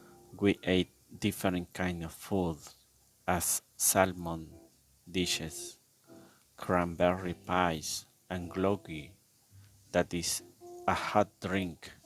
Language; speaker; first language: English; non-native, learner; Spanish